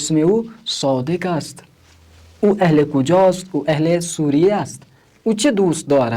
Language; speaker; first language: Persian; non-native, fluent; Urdu